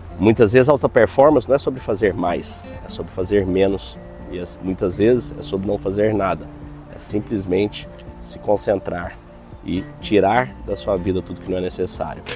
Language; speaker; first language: Portuguese; native; Portuguese